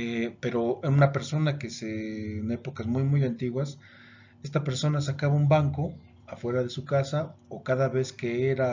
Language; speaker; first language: Spanish; native; Spanish